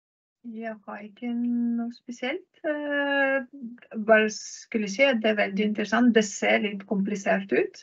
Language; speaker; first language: Norwegian; non-native, fluent; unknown